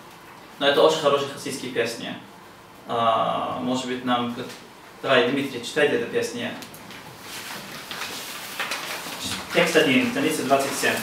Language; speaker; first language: Russian; non-native, learner; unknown